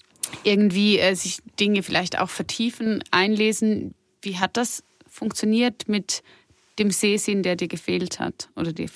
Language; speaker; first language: German; native; German